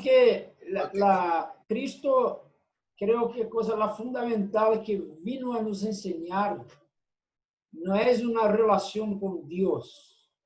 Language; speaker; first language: Spanish; non-native, fluent; Portuguese